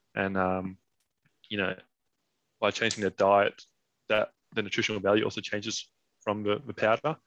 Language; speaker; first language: English; non-native, fluent; Danish